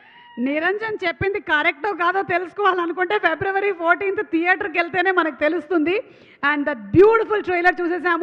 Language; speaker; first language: Telugu; native; Telugu